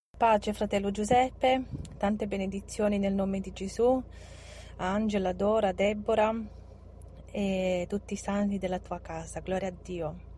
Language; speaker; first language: Italian; non-native, fluent; Romanian